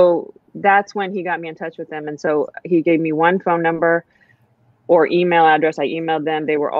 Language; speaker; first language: English; native; English